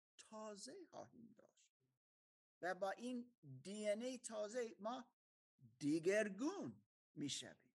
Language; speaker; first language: Persian; non-native, fluent; German